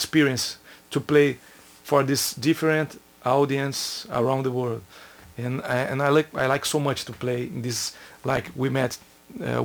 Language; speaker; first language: English; non-native, learner; Portuguese